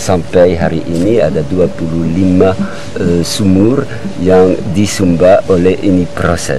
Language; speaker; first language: Indonesian; non-native, learner; French